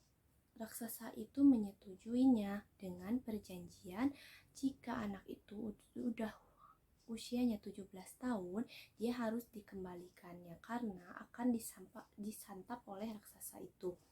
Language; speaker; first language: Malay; non-native, local second language; Sundanese